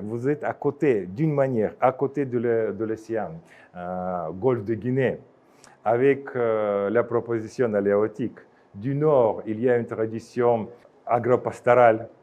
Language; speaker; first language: French; non-native, fluent; Russian